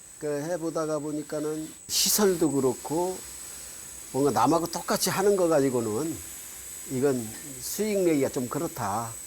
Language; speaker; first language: Korean; native; Korean